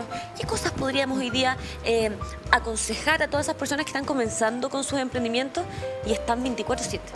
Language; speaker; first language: Spanish; native; Spanish